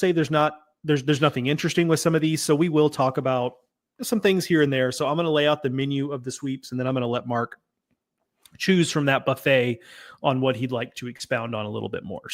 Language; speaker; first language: English; native; English